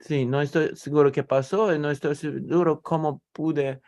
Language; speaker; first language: Spanish; non-native, learner; English